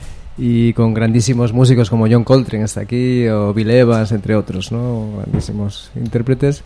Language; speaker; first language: Spanish; native; Spanish